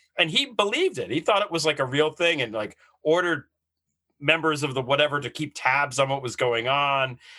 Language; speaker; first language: English; native; English